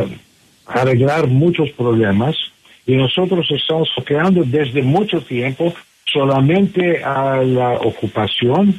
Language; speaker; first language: Spanish; non-native, fluent; English